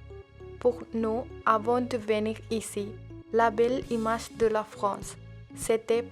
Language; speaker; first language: French; non-native, learner; Tamil